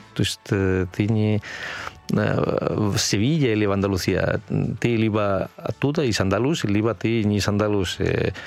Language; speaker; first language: Russian; non-native, fluent; Spanish